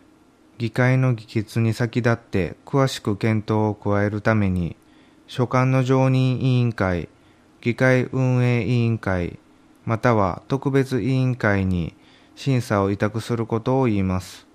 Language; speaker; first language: Japanese; native; Japanese